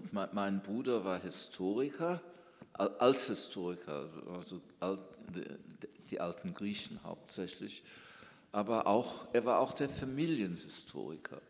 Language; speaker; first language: German; early bilingual, heritage; German